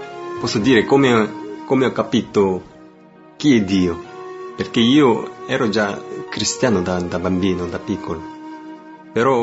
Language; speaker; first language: Italian; non-native, fluent; Korean